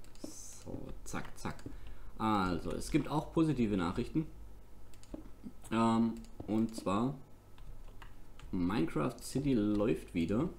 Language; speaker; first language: German; native; German